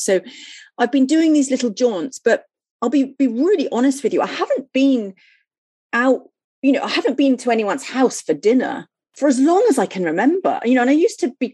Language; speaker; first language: English; native; English